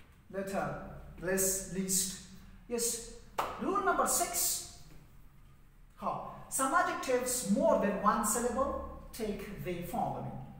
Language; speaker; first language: English; non-native, fluent; Persian